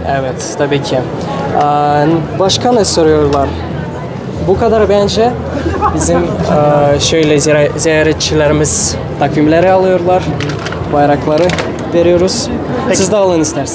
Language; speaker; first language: Turkish; non-native, learner; Russian